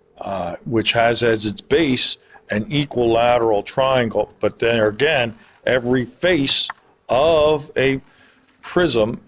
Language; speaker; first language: English; native; English